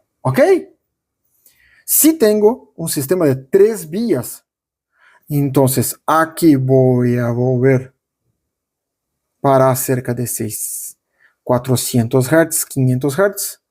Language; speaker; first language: Spanish; non-native, fluent; Portuguese